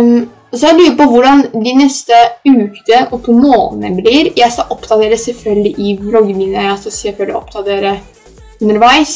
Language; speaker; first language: Norwegian; early bilingual, other home language; Polish